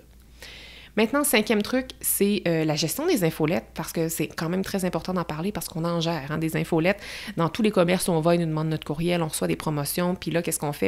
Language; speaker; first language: French; native; French